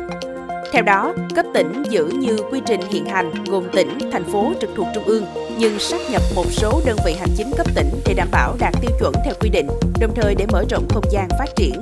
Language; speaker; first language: Vietnamese; native; Vietnamese